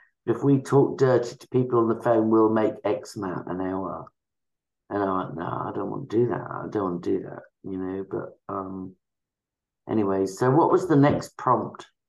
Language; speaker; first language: English; native; English